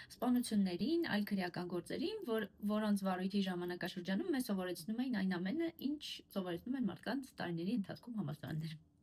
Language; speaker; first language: Armenian; early bilingual, heritage; Armenian